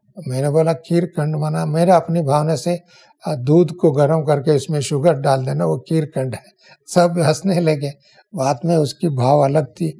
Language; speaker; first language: Hindi; non-native, local second language; Kannada